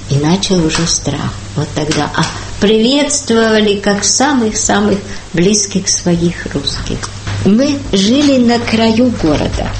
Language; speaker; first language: Russian; early bilingual, heritage; Russian